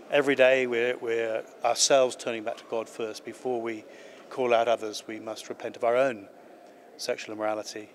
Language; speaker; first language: English; native; English